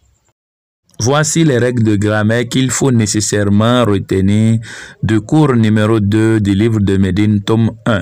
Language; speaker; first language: French; non-native, local second language; Fon